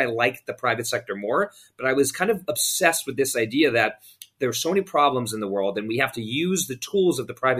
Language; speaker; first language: English; native; English